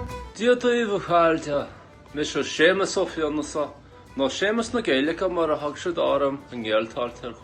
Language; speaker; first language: Irish; non-native, learner; English